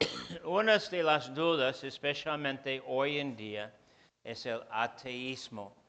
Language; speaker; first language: Spanish; non-native, fluent; English